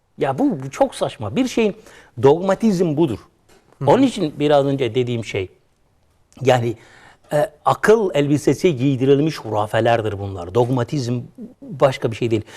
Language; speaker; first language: Turkish; native; Turkish